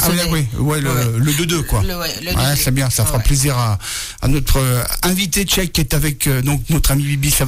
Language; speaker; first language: French; native; French